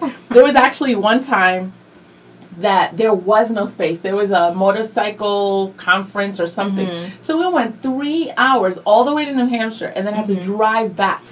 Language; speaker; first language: English; native; English